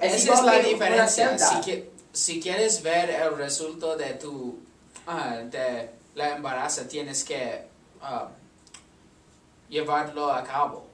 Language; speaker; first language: Spanish; non-native, learner; English